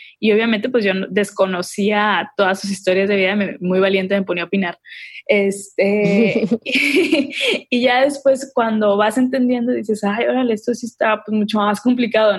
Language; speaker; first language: Spanish; native; Spanish